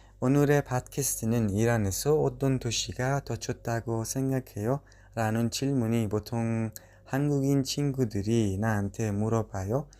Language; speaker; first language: Korean; non-native, fluent; Persian